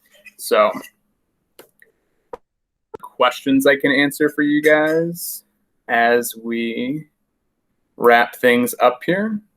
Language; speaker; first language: English; native; English